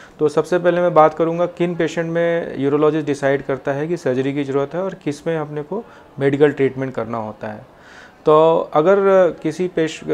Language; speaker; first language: Hindi; native; Hindi